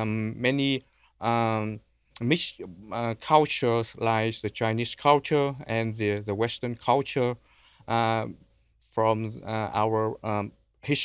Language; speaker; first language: English; non-native, learner; Vietnamese